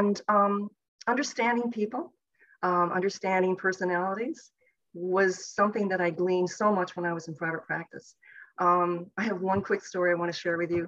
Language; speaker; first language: English; native; English